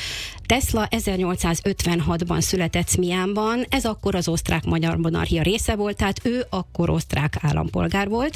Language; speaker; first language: Hungarian; native; Hungarian